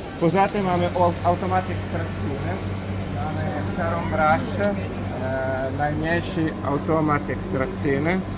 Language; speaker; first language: Polish; non-native, learner; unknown